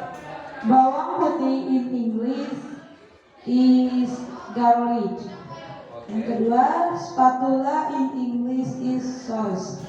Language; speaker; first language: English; non-native, learner; Indonesian